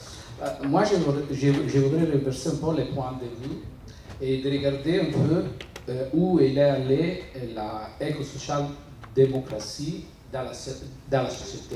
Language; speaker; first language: French; non-native, learner; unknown